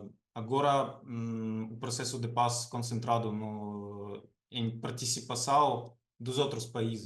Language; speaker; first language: Portuguese; non-native, fluent; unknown